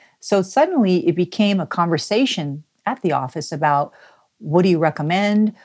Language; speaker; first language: English; native; English